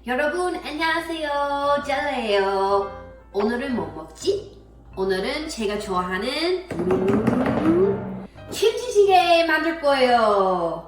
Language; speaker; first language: Korean; non-native, fluent; English